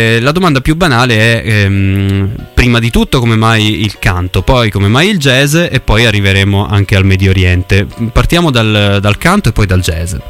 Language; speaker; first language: Italian; native; Italian